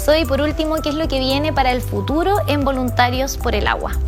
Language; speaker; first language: Spanish; native; Spanish